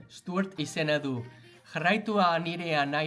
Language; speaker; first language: Basque; non-native, learner; English